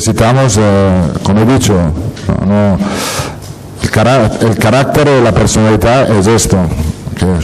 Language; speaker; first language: Spanish; non-native, fluent; Italian